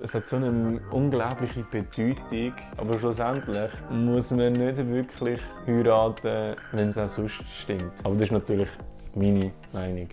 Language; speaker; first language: German; early bilingual, other home language; Turkish